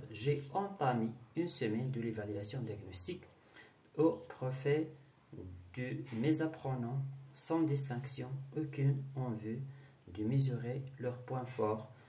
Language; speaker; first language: French; non-native, local second language; Arabic